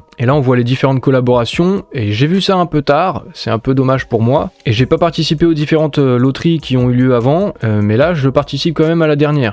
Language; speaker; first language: French; native; French